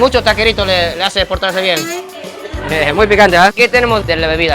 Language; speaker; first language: Spanish; non-native, fluent; English